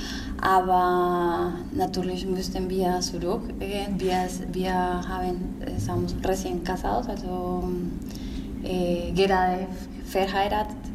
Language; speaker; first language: German; non-native, learner; Spanish